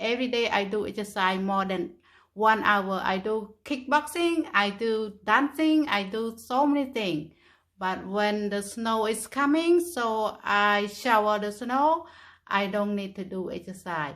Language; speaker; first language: English; non-native, fluent; Khmer